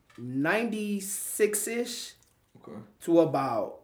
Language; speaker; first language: English; non-native, local second language; Ganda